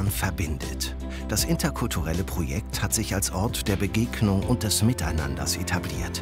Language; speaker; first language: German; native; German